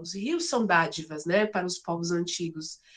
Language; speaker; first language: Portuguese; native; Portuguese